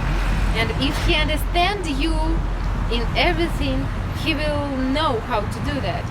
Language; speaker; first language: English; non-native, learner; Russian